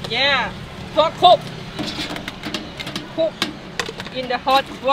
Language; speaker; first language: English; non-native, learner; Thai